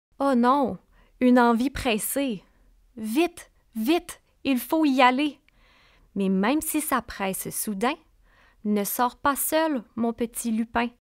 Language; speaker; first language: French; native; French